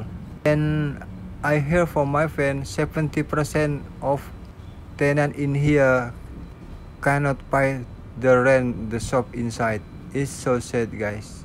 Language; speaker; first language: English; non-native, learner; Indonesian